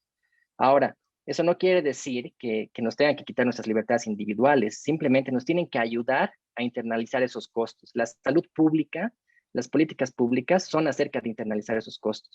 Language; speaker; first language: Spanish; native; Spanish